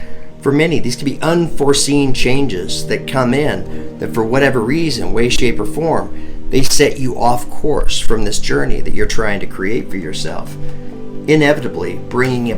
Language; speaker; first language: English; native; English